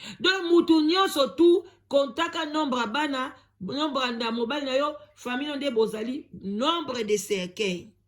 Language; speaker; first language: Lingala; native; Lingala